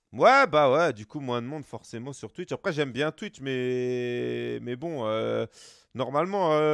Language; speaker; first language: French; native; French